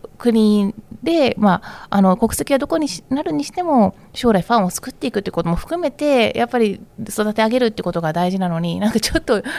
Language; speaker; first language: Japanese; native; Japanese